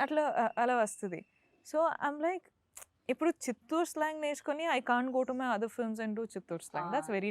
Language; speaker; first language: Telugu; non-native, local second language; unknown